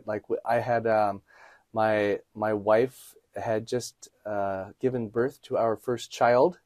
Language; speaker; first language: English; native; English